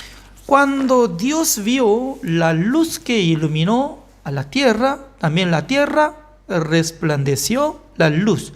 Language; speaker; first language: Spanish; non-native, fluent; Korean